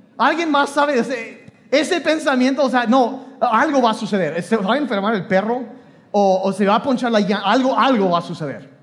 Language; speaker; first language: Spanish; non-native, fluent; English